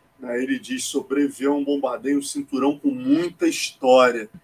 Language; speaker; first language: Portuguese; native; Portuguese